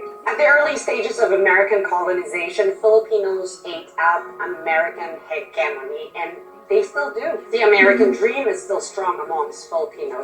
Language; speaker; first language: English; non-native, local second language; Filipino